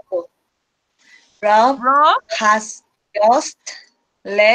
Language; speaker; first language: English; non-native, learner; Spanish